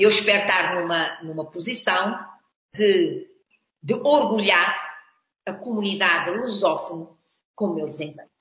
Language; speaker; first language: Portuguese; non-native, local second language; Kabuverdianu